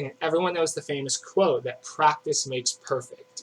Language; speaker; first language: English; native; English